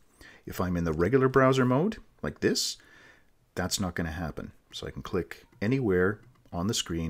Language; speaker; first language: English; native; English